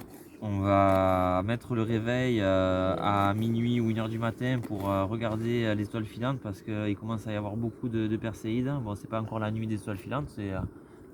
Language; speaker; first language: French; native; French